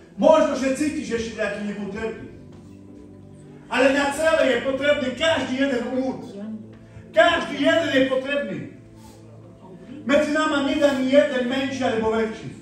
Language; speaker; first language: Slovak; non-native, local second language; Romany